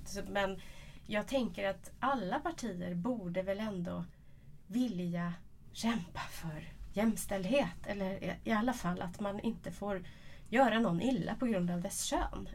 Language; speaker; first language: Swedish; native; Swedish